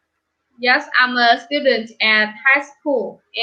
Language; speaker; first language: English; non-native, learner; Vietnamese